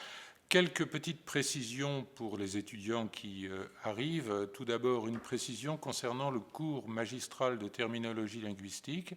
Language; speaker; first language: French; native; French